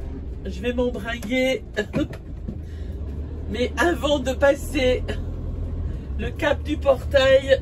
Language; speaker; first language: French; native; French